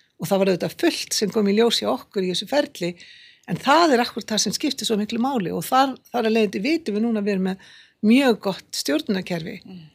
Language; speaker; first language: Icelandic; native; Icelandic